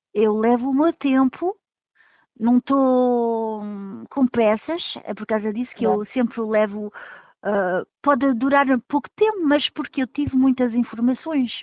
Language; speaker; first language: Portuguese; early bilingual, heritage; Portuguese